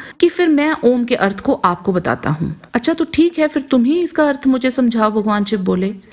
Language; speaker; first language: Hindi; non-native, local second language; Punjabi